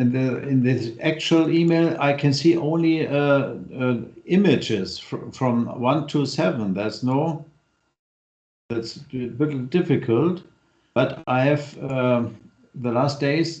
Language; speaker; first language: English; non-native, fluent; German